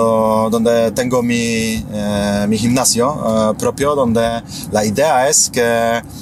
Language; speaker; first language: Spanish; non-native, fluent; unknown